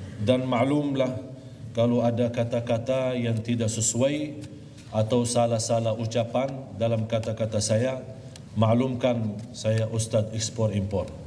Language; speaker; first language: Malay; non-native, fluent; Arabic